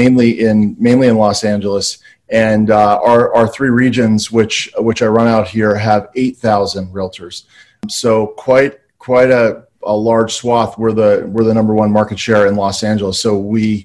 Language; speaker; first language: English; native; English